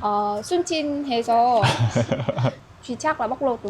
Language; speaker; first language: Korean; non-native, learner; Vietnamese